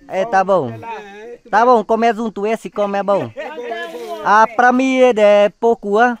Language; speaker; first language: Portuguese; non-native, learner; Vietnamese